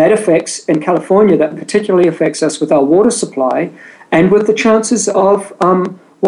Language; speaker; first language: English; native; English